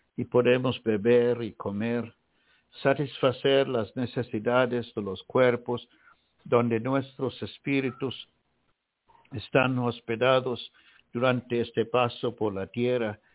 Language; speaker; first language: Spanish; non-native, fluent; English